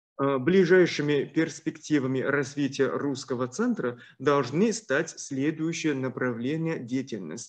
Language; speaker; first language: Russian; non-native, fluent; Chinese